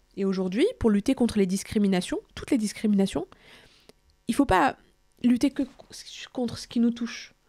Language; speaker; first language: French; native; French